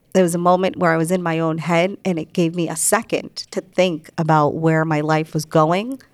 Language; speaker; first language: English; early bilingual, other home language; Hindi